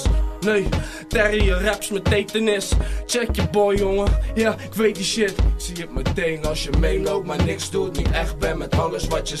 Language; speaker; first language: Dutch; native; Dutch